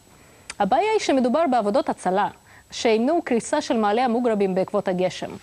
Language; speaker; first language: Hebrew; non-native, local second language; Russian